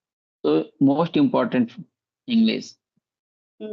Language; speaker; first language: English; non-native, learner; Bhojpuri